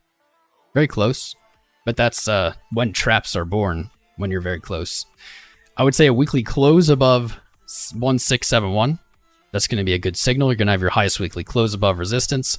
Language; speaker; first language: English; native; English